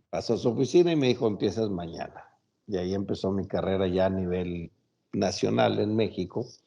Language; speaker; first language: Spanish; native; Spanish